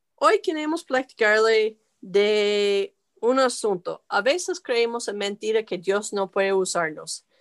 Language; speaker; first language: Spanish; non-native, fluent; English